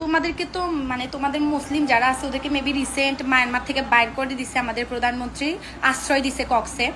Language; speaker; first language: Bangla; non-native, local second language; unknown